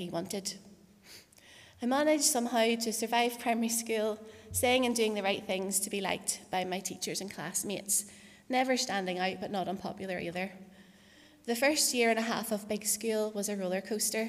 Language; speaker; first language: English; native; English